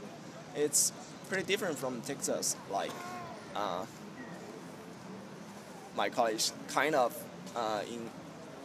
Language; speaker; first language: English; non-native, fluent; Chinese